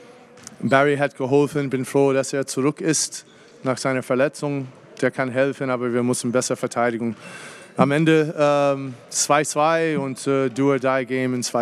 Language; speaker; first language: German; non-native, fluent; English